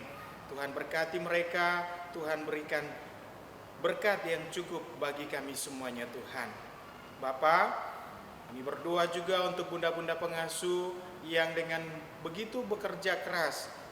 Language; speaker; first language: Indonesian; native; Indonesian